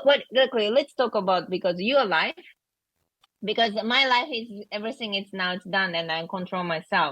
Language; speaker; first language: English; non-native, learner; Japanese